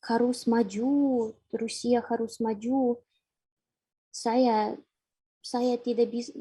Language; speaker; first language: Indonesian; non-native, fluent; Ukrainian